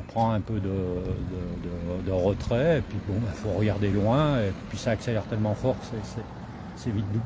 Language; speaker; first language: French; native; French